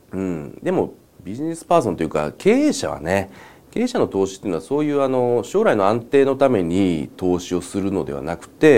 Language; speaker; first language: Japanese; native; Japanese